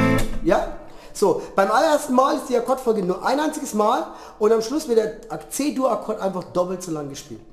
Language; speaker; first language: German; native; German